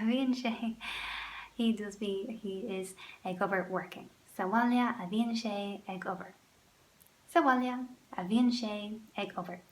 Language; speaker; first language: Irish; non-native, local second language; English